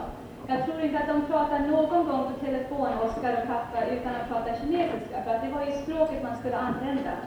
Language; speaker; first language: Swedish; early bilingual, heritage; Swedish